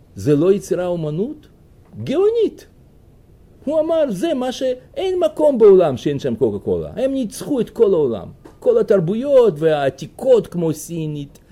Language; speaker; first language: Hebrew; non-native, fluent; Russian